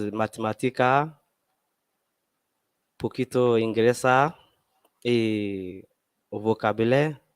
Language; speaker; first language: Spanish; non-native, learner; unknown